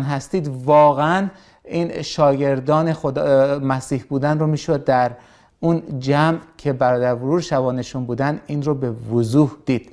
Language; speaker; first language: Persian; native; Persian